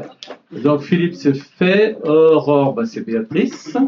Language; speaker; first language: French; native; French